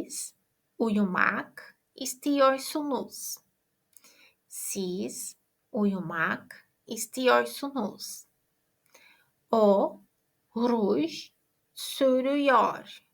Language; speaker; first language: Turkish; non-native, fluent; Portuguese